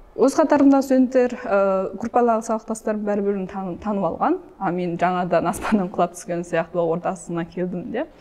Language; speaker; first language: Kazakh; early bilingual, heritage; Kazakh